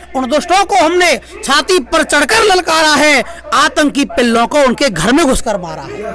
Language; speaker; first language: Hindi; native; Hindi